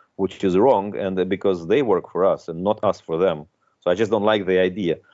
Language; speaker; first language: English; non-native, fluent; Russian